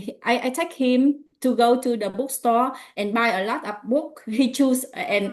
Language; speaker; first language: English; non-native, learner; Vietnamese